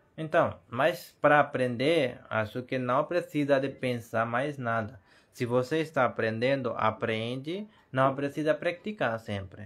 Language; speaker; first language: Portuguese; non-native, learner; Hindi